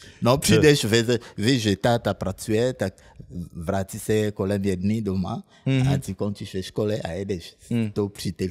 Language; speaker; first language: Czech; non-native, fluent; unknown